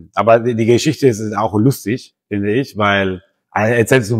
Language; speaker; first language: German; non-native, fluent; Spanish